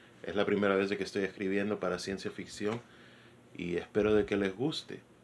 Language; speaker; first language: Spanish; early bilingual, heritage; Spanish